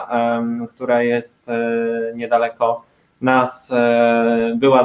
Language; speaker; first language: Polish; native; Polish